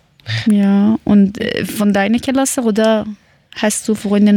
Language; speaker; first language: German; non-native, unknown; Persian